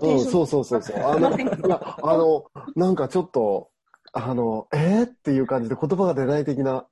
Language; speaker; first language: Japanese; native; Japanese